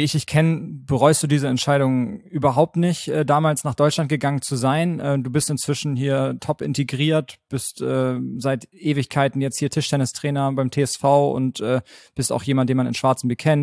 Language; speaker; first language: German; native; German